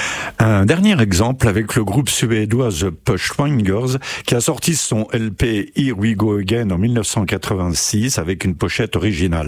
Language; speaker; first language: French; native; French